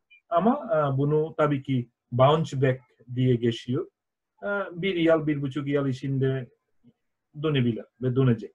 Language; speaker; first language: Turkish; non-native, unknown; Bangla